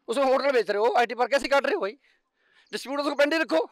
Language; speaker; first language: Hindi; native; Hindi